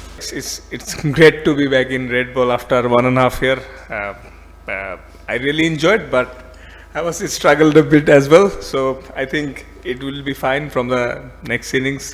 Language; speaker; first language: English; non-native, local second language; Bangla